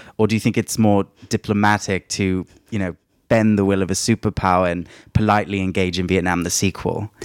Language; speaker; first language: English; native; English